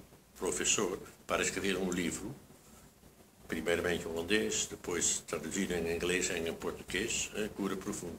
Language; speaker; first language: Portuguese; non-native, fluent; Dutch